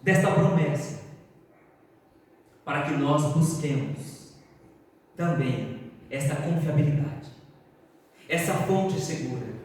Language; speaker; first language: Portuguese; native; Portuguese